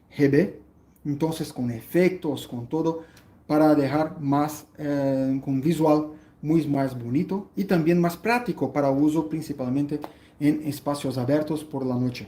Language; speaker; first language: Spanish; non-native, fluent; Portuguese